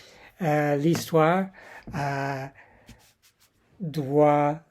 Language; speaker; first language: French; non-native, learner; English